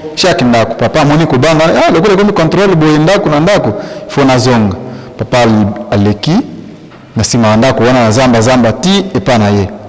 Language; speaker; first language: Lingala; non-native, local second language; Swahili